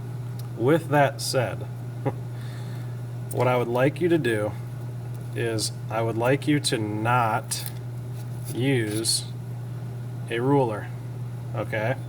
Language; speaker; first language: English; native; English